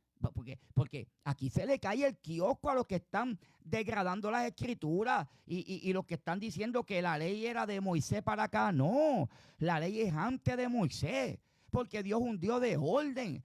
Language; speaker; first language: Spanish; native; Spanish